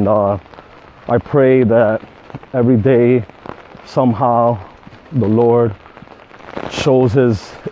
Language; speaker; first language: English; native; English